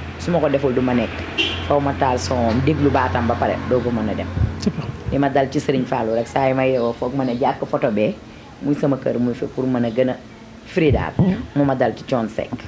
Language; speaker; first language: Wolof; non-native, local second language; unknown